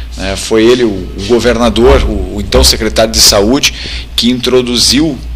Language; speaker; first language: Portuguese; native; Portuguese